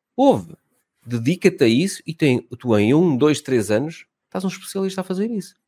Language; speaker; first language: Portuguese; native; Portuguese